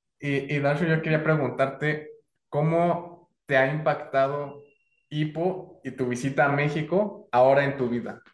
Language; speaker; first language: Spanish; native; Spanish